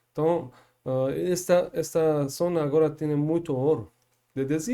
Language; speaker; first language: Portuguese; non-native, learner; Persian